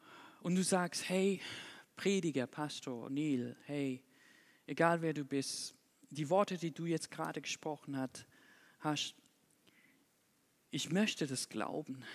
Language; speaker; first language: German; non-native, fluent; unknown